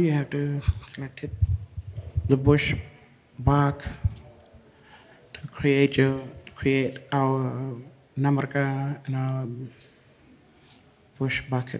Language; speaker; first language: English; native; English